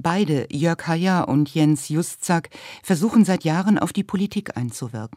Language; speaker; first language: German; native; German